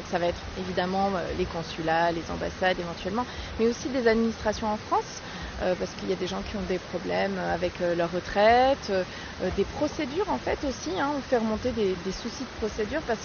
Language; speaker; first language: French; native; French